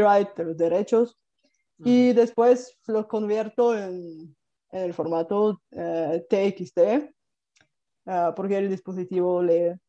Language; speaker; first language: Spanish; non-native, fluent; Bulgarian